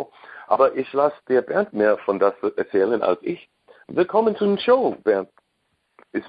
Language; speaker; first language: German; non-native, learner; English